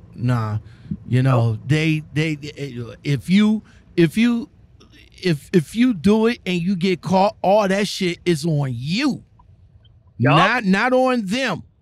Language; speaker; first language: English; native; English